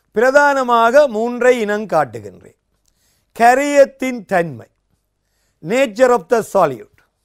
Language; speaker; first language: Tamil; native; Tamil